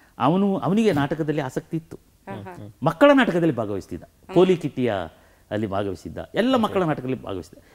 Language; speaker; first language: Kannada; non-native, local second language; Kodava